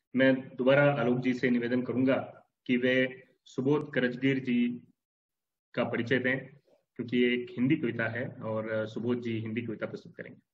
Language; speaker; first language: Hindi; non-native, local second language; Marathi